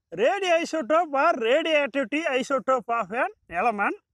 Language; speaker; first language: English; non-native, local second language; Tamil